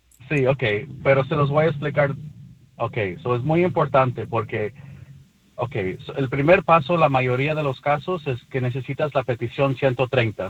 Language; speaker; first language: Spanish; early bilingual, heritage; Spanish